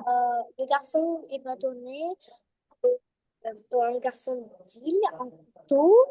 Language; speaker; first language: French; non-native, fluent; Russian